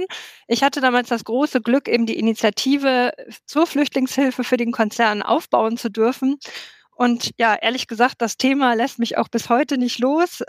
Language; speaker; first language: German; native; German